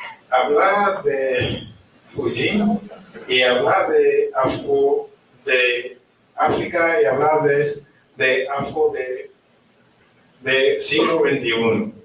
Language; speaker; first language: Spanish; non-native, learner; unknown